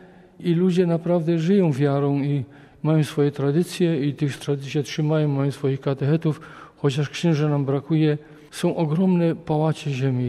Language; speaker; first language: Polish; native; Polish